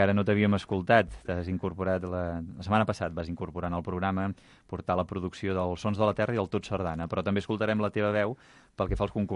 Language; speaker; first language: Catalan; native; Catalan